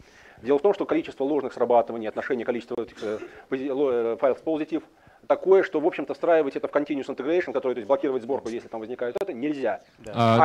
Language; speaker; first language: Russian; native; Russian